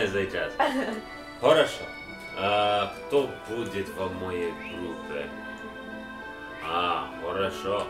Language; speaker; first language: Russian; non-native, learner; English